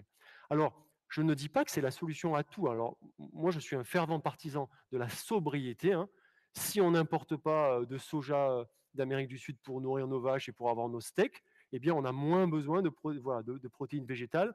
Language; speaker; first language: French; native; French